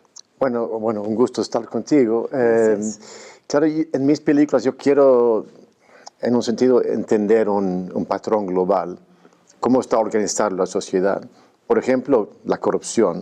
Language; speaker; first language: Spanish; non-native, fluent; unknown